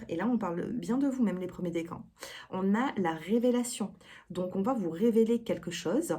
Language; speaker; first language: French; native; French